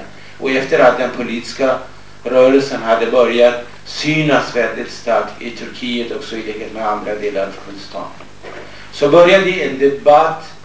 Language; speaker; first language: Swedish; non-native, fluent; Kurdish